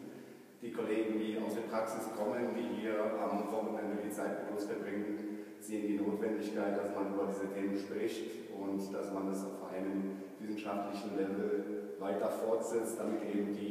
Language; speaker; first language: German; native; German